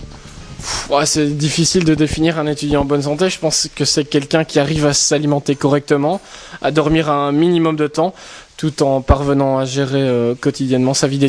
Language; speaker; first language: French; native; French